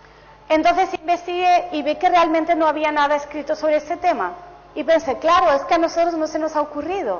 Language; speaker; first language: Spanish; native; Spanish